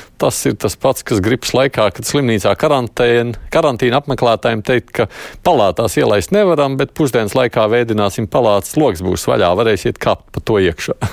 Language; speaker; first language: Latvian; native; Latvian